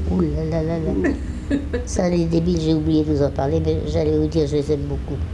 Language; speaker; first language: French; native; French